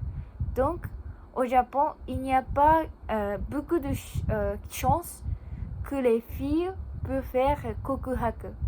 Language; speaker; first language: French; non-native, learner; Japanese